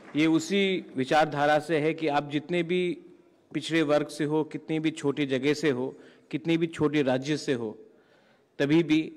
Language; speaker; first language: Hindi; non-native, local second language; Kok Borok